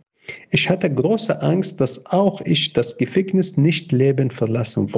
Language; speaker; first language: German; non-native, fluent; Arabic